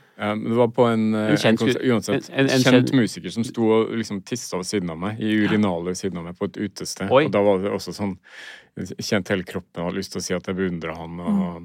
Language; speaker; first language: Norwegian; native; Norwegian